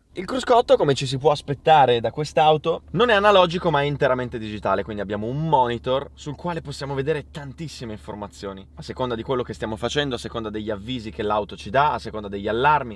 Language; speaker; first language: Italian; native; Italian